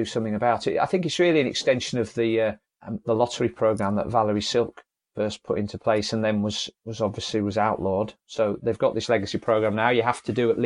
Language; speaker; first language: English; native; English